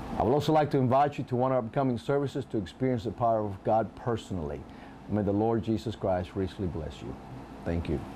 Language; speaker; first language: English; native; English